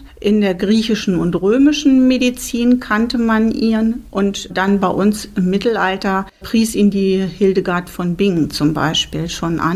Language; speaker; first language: German; native; German